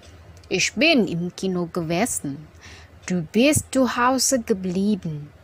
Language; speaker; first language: German; non-native, fluent; Indonesian